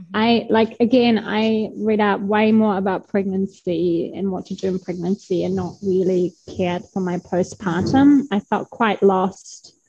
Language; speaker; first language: English; non-native, fluent; German